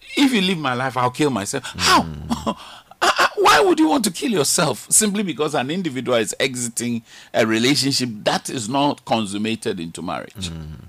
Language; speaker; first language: English; non-native, local second language; Ga